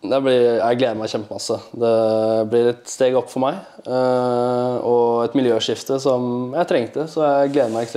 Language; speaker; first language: Norwegian; native; Norwegian